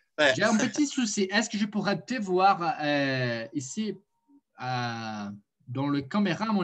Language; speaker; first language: French; non-native, fluent; Portuguese